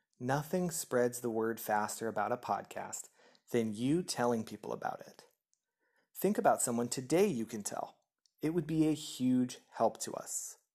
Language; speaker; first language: English; native; English